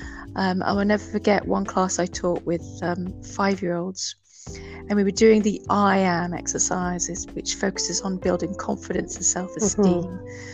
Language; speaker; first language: English; native; English